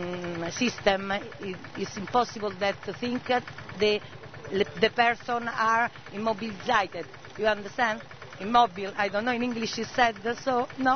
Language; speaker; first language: English; non-native, learner; Italian